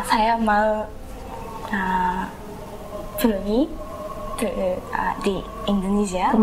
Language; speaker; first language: Indonesian; non-native, learner; Japanese